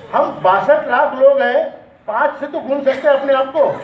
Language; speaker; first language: Hindi; non-native, local second language; Marathi